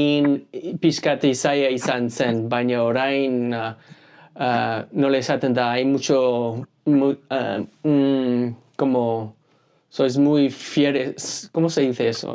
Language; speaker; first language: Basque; non-native, learner; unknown